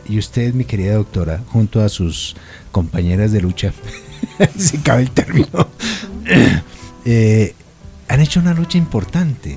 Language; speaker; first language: Spanish; native; Spanish